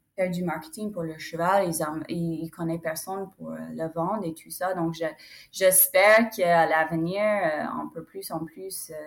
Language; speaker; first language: French; non-native, fluent; English